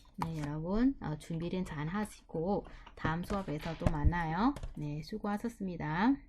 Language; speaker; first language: Korean; non-native, fluent; Vietnamese